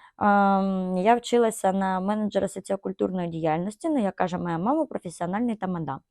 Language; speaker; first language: Ukrainian; non-native, local second language; Russian